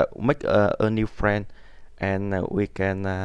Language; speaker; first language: English; non-native, learner; Vietnamese